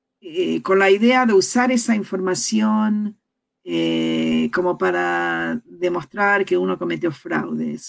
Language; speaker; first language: Spanish; early bilingual, heritage; Spanish